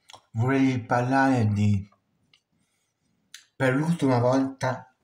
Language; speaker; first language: Italian; non-native, fluent; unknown